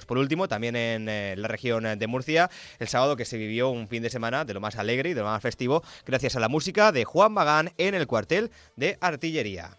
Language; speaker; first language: Spanish; native; Spanish